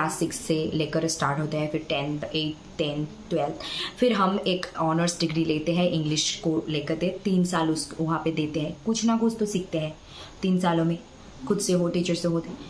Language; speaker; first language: Hindi; non-native, local second language; Bangla